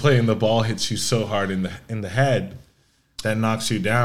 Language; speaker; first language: English; non-native, fluent; Spanish